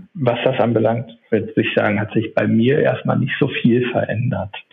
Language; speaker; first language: German; native; German